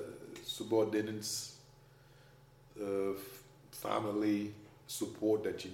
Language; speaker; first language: English; non-native, fluent; Haitian Creole